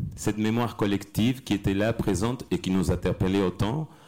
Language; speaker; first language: French; non-native, fluent; Spanish